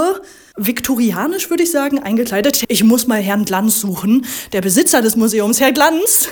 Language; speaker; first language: German; native; German